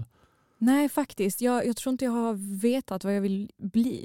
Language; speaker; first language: Swedish; early bilingual, other home language; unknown